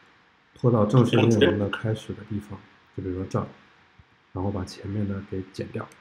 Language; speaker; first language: Chinese; native; Chinese